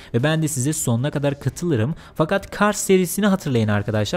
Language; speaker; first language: Turkish; native; Turkish